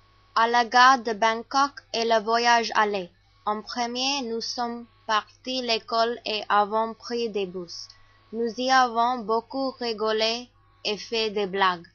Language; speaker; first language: French; non-native, learner; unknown